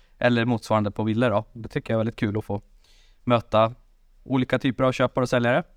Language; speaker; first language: Swedish; native; Swedish